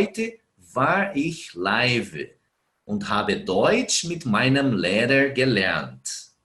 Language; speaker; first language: German; non-native, fluent; Portuguese